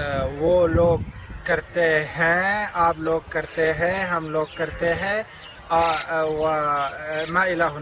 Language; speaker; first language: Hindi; non-native, fluent; Arabic